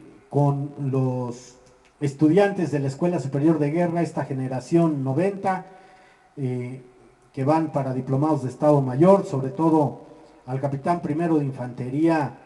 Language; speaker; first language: Spanish; native; Spanish